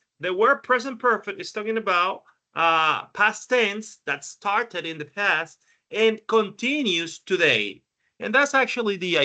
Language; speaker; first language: English; non-native, fluent; Spanish